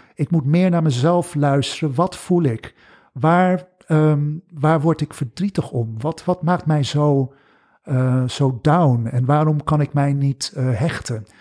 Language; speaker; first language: Dutch; early bilingual, other home language; English